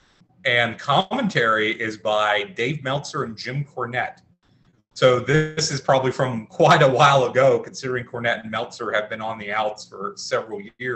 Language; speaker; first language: English; native; English